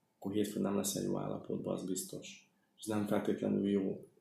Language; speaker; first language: Hungarian; native; Hungarian